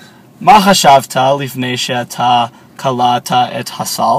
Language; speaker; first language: Hebrew; non-native, learner; English